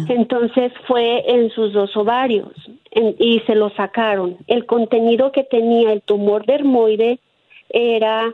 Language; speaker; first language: Spanish; native; Spanish